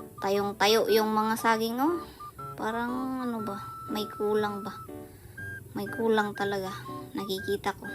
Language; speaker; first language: Filipino; non-native, local second language; Iloko